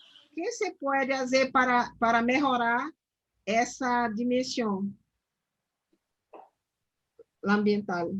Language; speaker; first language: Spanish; non-native, learner; Portuguese